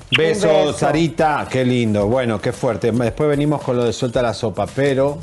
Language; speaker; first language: Spanish; native; Spanish